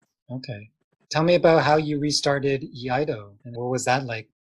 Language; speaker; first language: English; early bilingual, other home language; Chinese